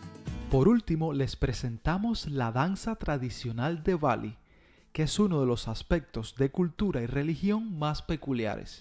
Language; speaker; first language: Spanish; native; Spanish